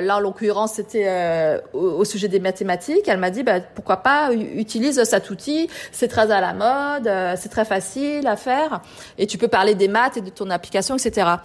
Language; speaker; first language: French; native; French